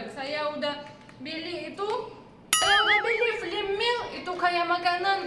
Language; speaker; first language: Indonesian; non-native, learner; Russian